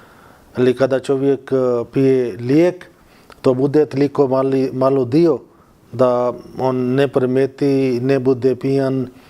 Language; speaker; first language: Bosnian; non-native, learner; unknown